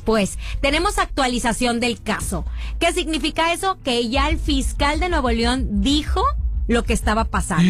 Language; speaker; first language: Spanish; native; Spanish